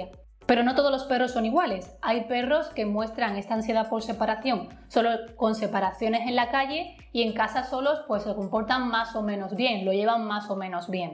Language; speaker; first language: Spanish; native; Spanish